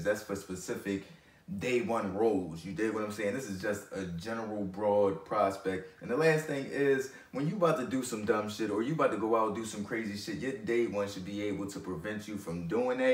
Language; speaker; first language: English; native; English